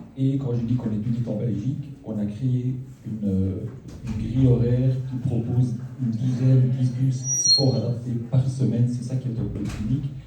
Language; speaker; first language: French; native; French